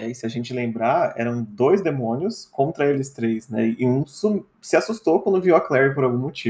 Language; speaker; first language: Portuguese; native; Portuguese